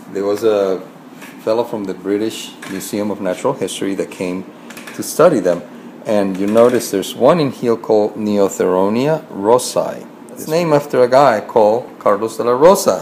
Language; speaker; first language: English; non-native, fluent; Spanish